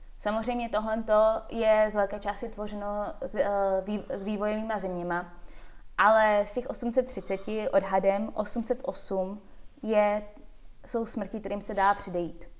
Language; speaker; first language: Czech; early bilingual, heritage; Czech